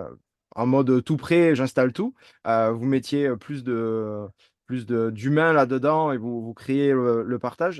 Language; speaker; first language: French; native; French